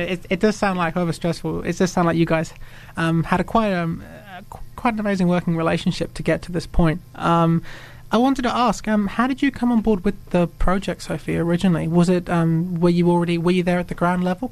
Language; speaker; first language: English; native; English